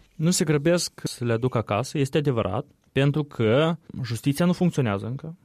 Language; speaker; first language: Romanian; native; Romanian